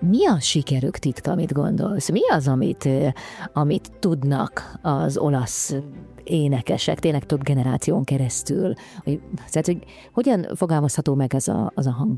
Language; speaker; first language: Hungarian; native; Hungarian